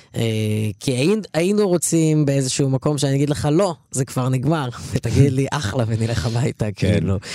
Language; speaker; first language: Hebrew; early bilingual, other home language; Arabic